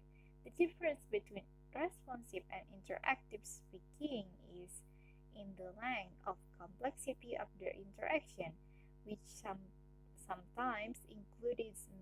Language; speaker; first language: English; non-native, learner; Indonesian